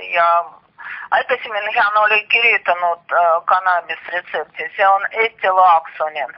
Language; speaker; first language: Finnish; non-native, learner; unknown